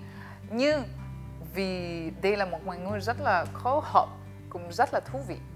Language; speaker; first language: Vietnamese; non-native, fluent; Russian